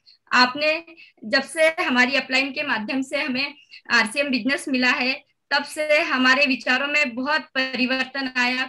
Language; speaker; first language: Hindi; native; Hindi